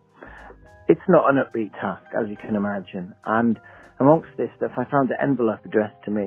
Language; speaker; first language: English; native; English